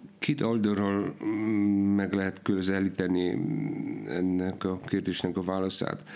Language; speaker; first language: Hungarian; non-native, fluent; Polish